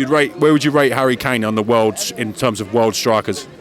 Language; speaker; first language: English; native; English